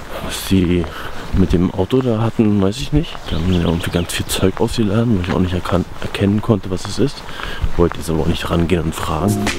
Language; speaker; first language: German; native; German